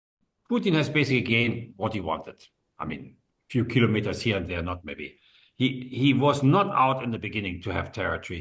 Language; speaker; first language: English; non-native, fluent; German